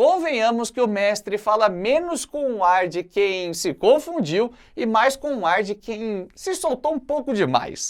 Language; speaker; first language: Portuguese; native; Portuguese